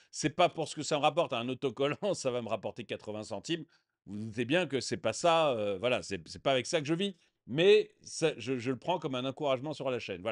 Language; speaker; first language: French; native; French